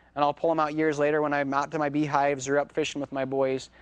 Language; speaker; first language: English; native; English